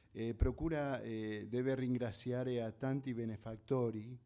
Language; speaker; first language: Italian; non-native, fluent; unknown